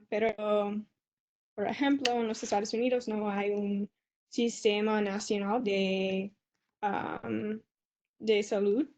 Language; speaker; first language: Spanish; non-native, learner; English